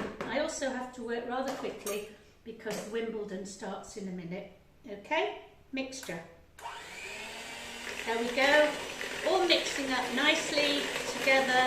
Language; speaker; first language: English; native; English